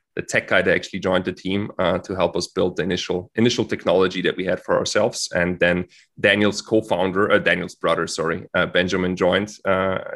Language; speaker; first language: English; non-native, fluent; German